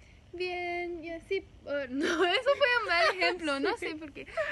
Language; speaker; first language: Spanish; non-native, learner; English